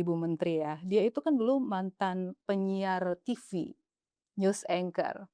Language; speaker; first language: Indonesian; native; Indonesian